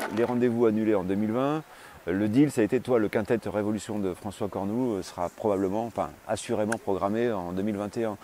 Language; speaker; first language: French; native; French